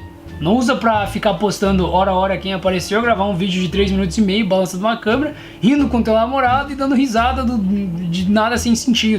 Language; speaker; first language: Portuguese; native; Portuguese